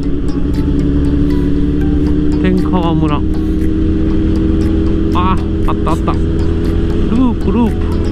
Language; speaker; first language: Japanese; native; Japanese